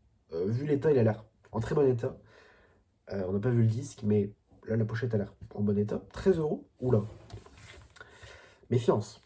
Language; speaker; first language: French; native; French